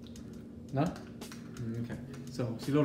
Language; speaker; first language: Spanish; early bilingual, other home language; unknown